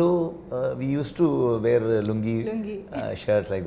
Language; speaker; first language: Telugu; non-native, learner; Kannada